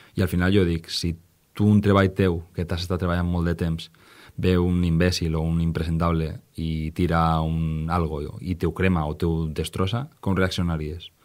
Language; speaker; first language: Catalan; native; Catalan